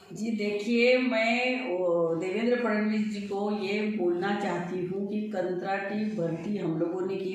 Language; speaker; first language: Hindi; non-native, local second language; Marathi